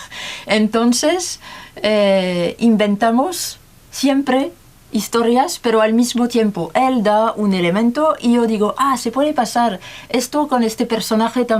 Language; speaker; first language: Spanish; non-native, learner; French